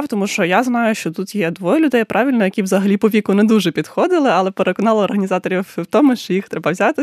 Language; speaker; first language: Ukrainian; native; Ukrainian